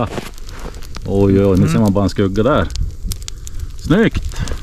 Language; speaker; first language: Swedish; native; Swedish